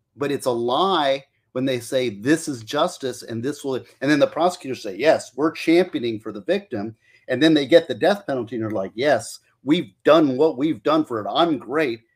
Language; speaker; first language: English; native; English